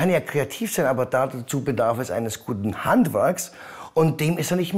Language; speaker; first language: German; native; German